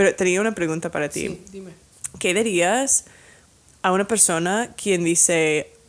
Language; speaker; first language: Spanish; non-native, fluent; English